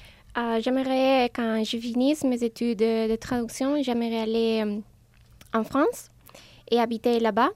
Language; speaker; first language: French; non-native, fluent; Spanish